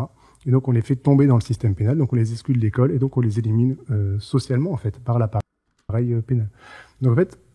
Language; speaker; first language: French; native; French